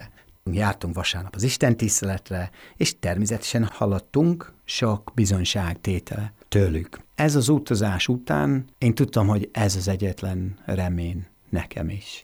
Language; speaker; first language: Hungarian; non-native, fluent; English